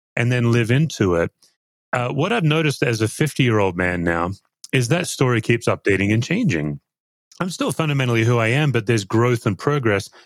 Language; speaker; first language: English; native; English